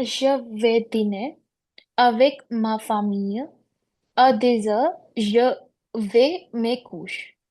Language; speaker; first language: French; non-native, learner; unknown